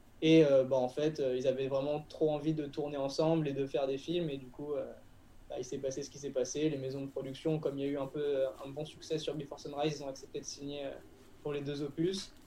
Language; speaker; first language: French; native; French